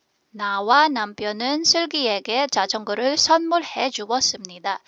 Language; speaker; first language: Korean; non-native, fluent; Filipino